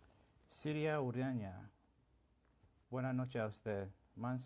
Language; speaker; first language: Spanish; non-native, local second language; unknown